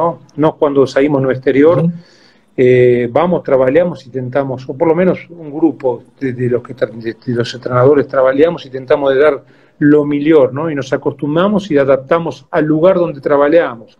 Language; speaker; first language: Portuguese; non-native, fluent; Spanish